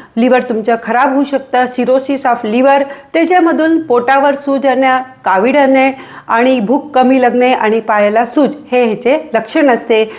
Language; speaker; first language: Marathi; non-native, local second language; Hindi